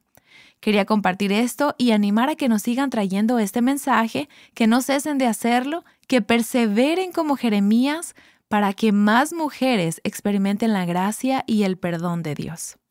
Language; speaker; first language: Spanish; native; Spanish